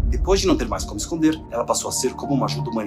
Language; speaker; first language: Portuguese; native; Portuguese